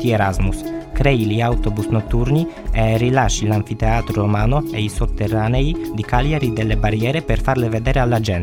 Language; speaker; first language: Italian; non-native, fluent; Polish